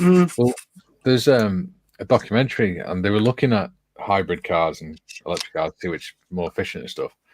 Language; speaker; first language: English; native; English